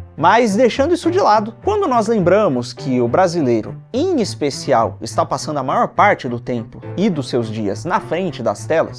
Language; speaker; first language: Portuguese; native; Portuguese